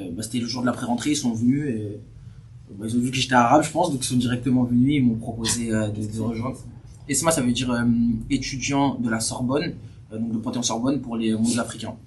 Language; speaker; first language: French; early bilingual, other home language; Kabyle